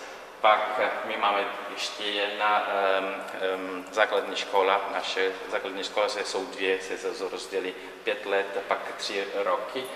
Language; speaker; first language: Czech; non-native, learner; Italian